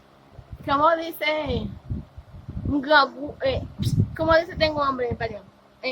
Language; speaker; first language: Spanish; non-native, fluent; Haitian Creole